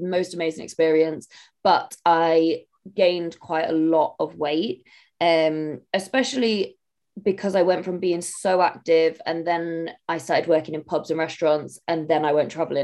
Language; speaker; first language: English; native; English